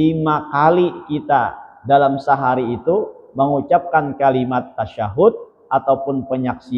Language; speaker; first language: Indonesian; non-native, local second language; Banjar